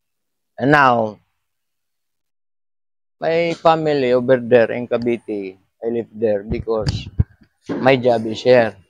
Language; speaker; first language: English; non-native, learner; Filipino